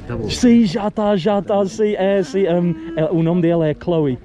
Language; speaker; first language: Portuguese; native; Portuguese